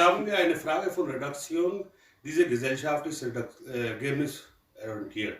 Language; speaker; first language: German; non-native, learner; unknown